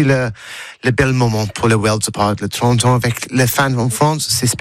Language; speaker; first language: French; non-native, learner; English